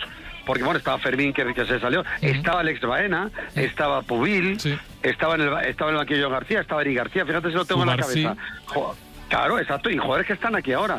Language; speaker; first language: Spanish; native; Spanish